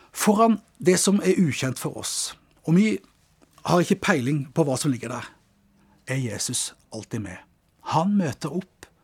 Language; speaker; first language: Norwegian; native; Norwegian